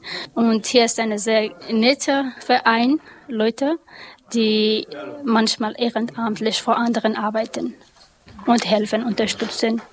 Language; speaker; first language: German; non-native, learner; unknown